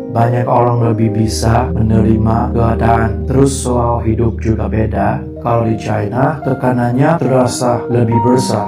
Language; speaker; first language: Indonesian; non-native, fluent; Chinese